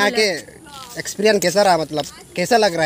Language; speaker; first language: Hindi; non-native, local second language; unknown